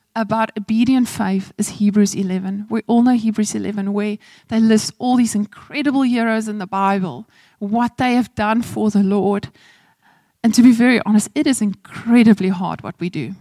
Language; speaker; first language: English; non-native, local second language; Afrikaans